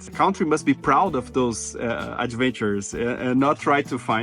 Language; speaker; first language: English; non-native, fluent; Portuguese